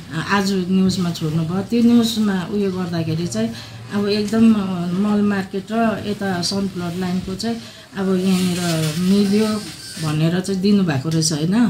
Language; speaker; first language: Nepali; native; Nepali